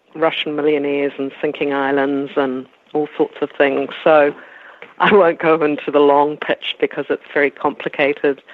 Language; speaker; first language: English; native; English